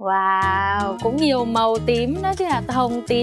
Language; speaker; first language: Vietnamese; native; Vietnamese